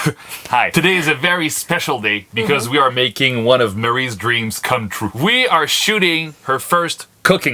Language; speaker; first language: English; non-native, local second language; French